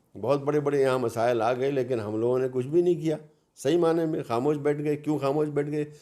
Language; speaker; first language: Urdu; native; Urdu